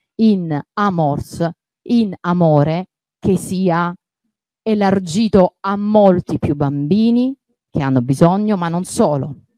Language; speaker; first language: Italian; native; Italian